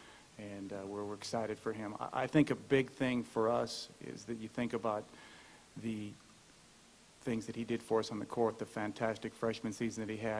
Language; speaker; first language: English; native; English